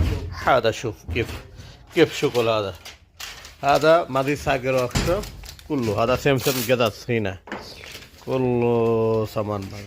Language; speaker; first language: Arabic; non-native, learner; Bangla